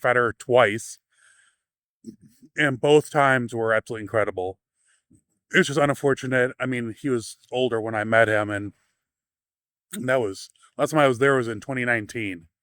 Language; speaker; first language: English; native; English